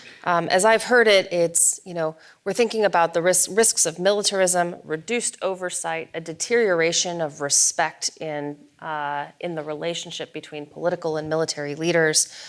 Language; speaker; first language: English; native; English